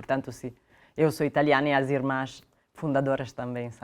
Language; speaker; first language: Portuguese; non-native, fluent; Italian